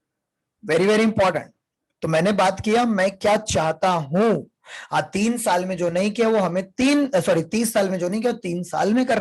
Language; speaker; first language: Hindi; native; Hindi